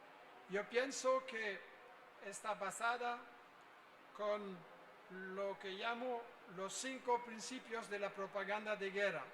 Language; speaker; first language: Spanish; non-native, fluent; French